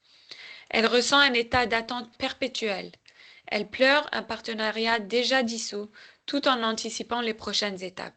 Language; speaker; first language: French; native; French